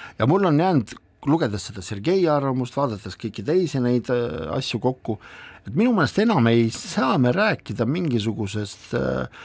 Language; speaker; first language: Estonian; non-native, local second language; Russian